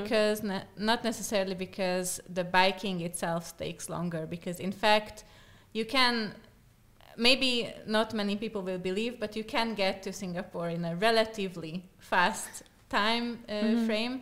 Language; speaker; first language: English; non-native, fluent; Slovak